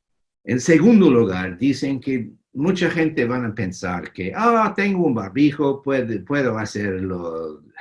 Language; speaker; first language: Spanish; non-native, fluent; English